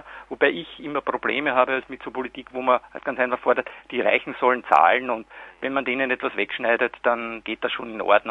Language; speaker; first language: German; native; German